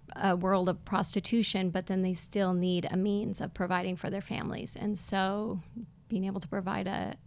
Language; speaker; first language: English; native; English